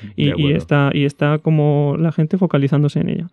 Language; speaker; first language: Spanish; native; Spanish